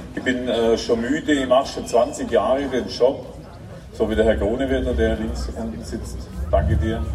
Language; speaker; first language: German; native; German